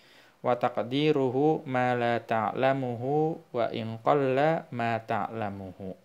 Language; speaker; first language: Arabic; non-native, fluent; Indonesian